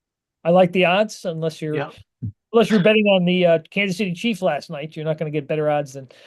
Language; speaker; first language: English; native; English